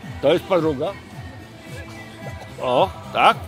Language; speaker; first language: Russian; non-native, learner; Polish